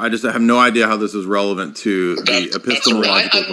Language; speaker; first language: English; native; English